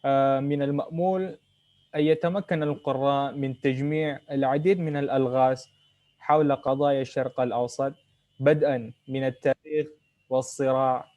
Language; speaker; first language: Arabic; non-native, fluent; Indonesian